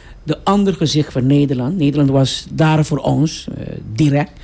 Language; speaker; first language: Dutch; non-native, local second language; Papiamento